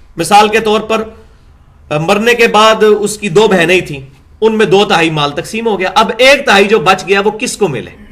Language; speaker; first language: Urdu; non-native, local second language; Punjabi